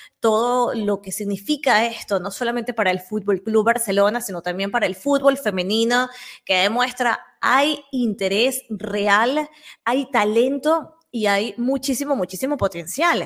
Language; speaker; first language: Spanish; native; Spanish